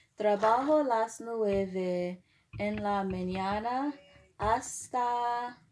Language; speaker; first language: Spanish; non-native, learner; English